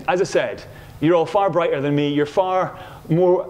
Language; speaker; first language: English; native; English